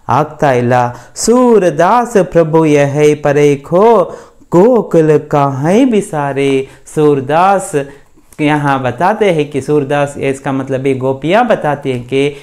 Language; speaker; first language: Hindi; non-native, local second language; Kannada